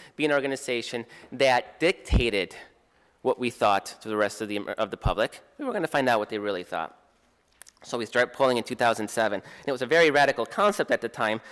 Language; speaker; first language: English; native; English